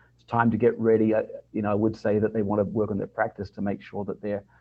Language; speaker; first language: English; native; English